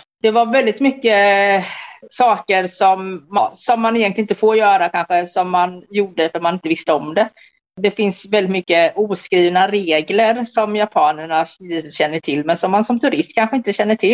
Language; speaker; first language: Swedish; native; Swedish